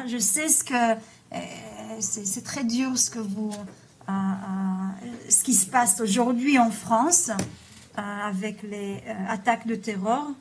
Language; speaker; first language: French; early bilingual, heritage; Hebrew